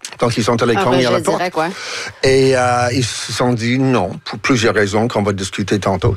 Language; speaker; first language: French; non-native, local second language; English